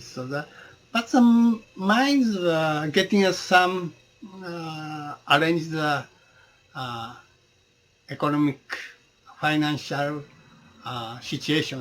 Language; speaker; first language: English; non-native, learner; Japanese